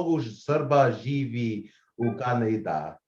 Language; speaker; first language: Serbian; non-native, learner; English